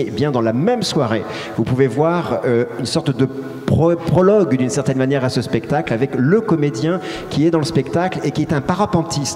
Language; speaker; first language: French; native; French